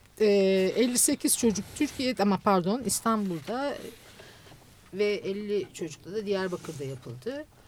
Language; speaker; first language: Turkish; native; Turkish